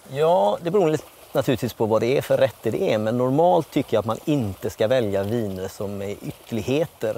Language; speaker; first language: Swedish; native; Swedish